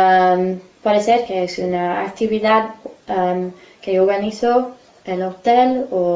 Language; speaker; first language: Spanish; non-native, learner; English